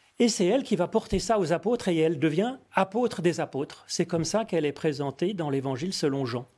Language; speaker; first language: French; native; French